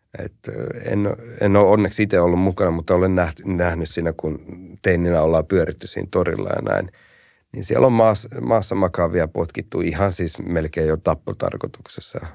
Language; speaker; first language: Finnish; early bilingual, heritage; Finnish